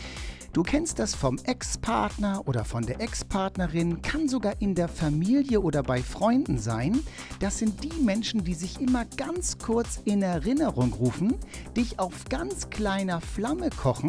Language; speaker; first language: German; native; German